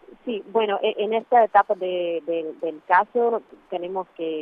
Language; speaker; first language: Spanish; non-native, fluent; English